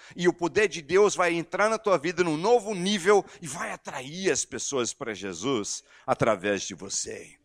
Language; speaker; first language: Portuguese; non-native, fluent; English